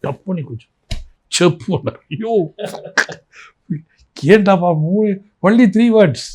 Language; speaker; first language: Telugu; non-native, local second language; Tamil